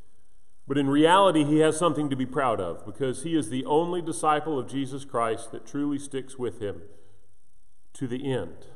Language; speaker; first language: English; native; English